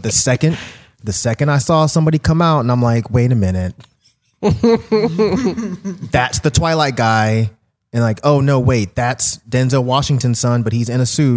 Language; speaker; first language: English; native; English